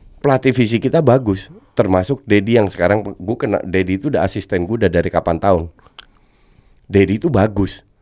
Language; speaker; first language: Indonesian; non-native, fluent; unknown